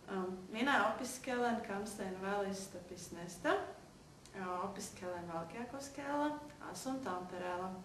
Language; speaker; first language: Finnish; non-native, learner; Latvian